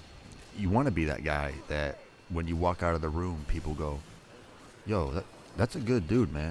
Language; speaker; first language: English; native; English